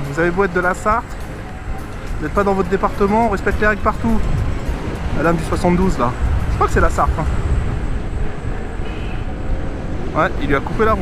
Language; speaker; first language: French; native; French